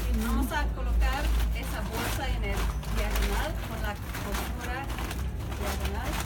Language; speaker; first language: Spanish; non-native, fluent; English